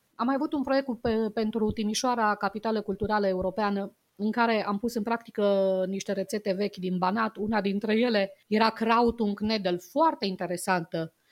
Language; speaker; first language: Romanian; native; Romanian